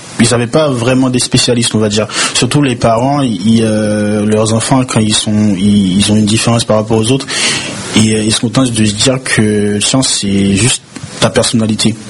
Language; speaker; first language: French; early bilingual, other home language; Haitian Creole